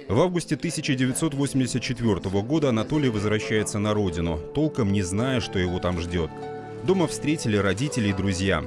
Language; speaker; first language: Russian; native; Russian